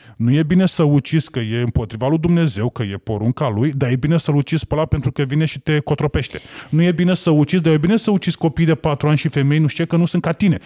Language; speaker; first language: Romanian; native; Romanian